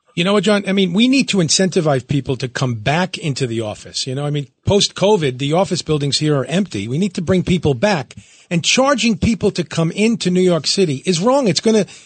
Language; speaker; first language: English; early bilingual, other home language; Italian